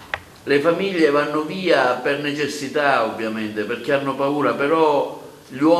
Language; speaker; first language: Italian; native; Italian